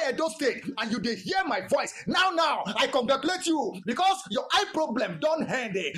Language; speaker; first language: Nigerian Pidgin; non-native, local second language; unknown